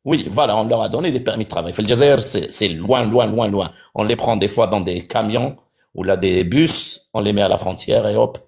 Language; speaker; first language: French; non-native, local second language; Arabic